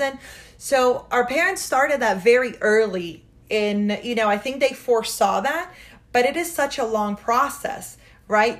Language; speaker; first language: English; early bilingual, other home language; Portuguese